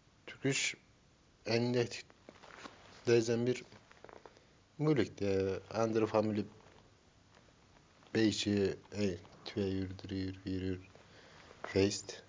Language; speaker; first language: Dutch; non-native, learner; Turkish